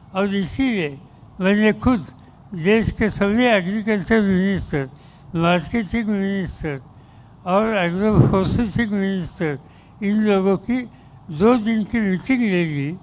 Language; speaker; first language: Hindi; non-native, local second language; Marathi